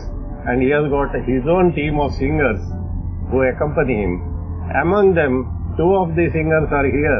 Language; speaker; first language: English; non-native, local second language; Konkani